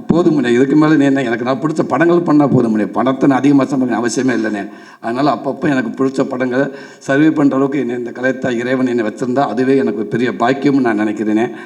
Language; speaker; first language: Tamil; native; Tamil